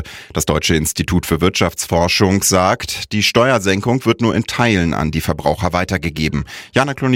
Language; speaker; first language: German; native; German